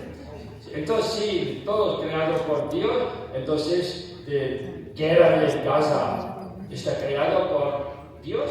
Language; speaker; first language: Spanish; non-native, fluent; Tibetan